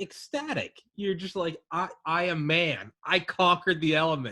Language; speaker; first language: English; native; English